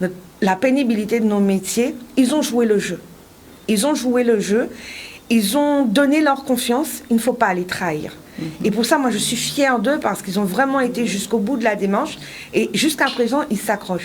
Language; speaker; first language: French; native; French